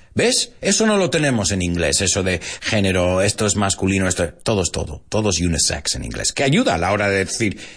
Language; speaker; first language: Spanish; non-native, fluent; English